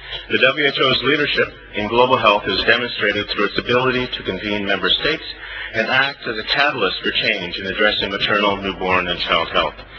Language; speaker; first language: English; native; English